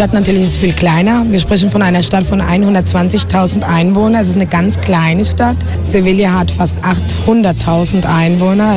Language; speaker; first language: German; non-native, fluent; Spanish